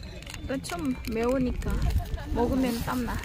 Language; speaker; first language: Korean; non-native, fluent; Filipino